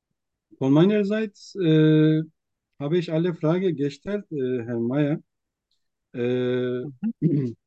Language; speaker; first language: German; non-native, fluent; Turkish